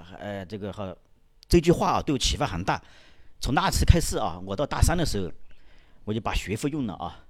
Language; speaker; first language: Chinese; native; Chinese